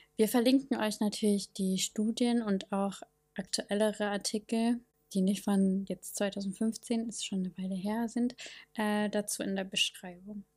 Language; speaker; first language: German; native; German